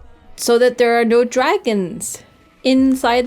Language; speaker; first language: English; native; English